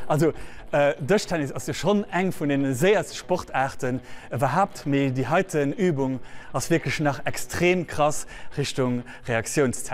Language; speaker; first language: German; non-native, local second language; Luxembourgish